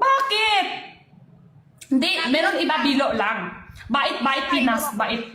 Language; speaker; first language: Filipino; non-native, learner; Chinese